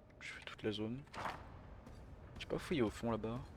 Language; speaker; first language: French; native; French